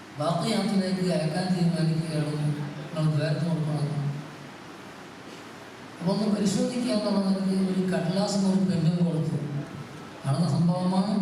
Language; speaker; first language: Malayalam; native; Malayalam